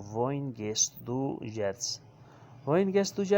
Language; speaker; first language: German; non-native, fluent; Urdu